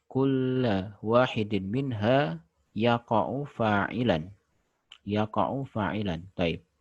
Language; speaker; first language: Arabic; non-native, fluent; Indonesian